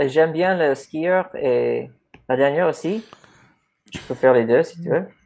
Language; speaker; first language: French; non-native, fluent; English